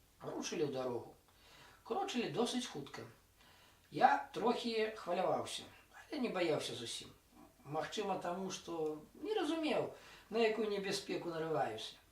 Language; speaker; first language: Belarusian; non-native, local second language; Russian